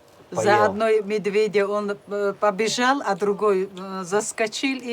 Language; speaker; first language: Russian; non-native, local second language; Chechen